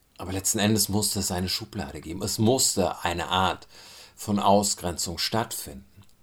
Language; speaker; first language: German; early bilingual, other home language; Turkish